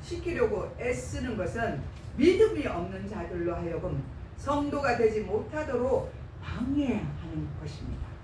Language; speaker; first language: Korean; native; Korean